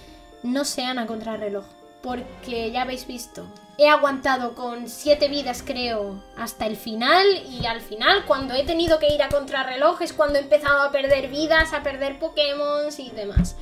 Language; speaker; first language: Spanish; native; Spanish